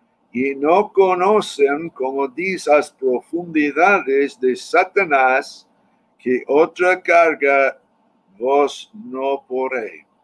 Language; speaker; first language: Spanish; non-native, fluent; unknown